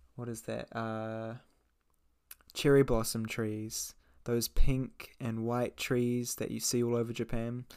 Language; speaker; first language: English; native; English